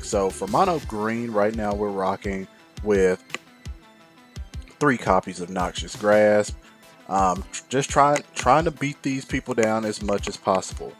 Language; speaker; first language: English; native; English